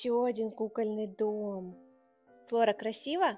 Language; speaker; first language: Russian; native; Russian